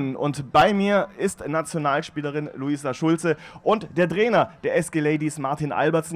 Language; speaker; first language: German; native; German